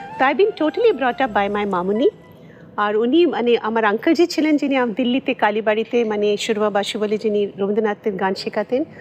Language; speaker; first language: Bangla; non-native, local second language; Tamil